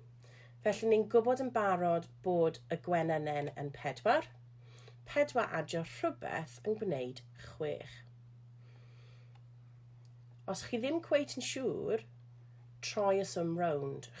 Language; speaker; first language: Welsh; non-native, local second language; English